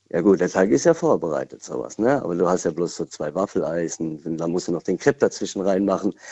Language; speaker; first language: German; native; German